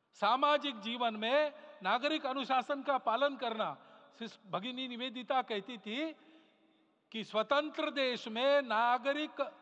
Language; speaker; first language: Hindi; non-native, local second language; Marathi